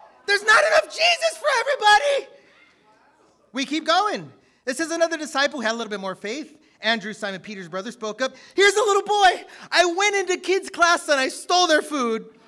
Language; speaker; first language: English; native; English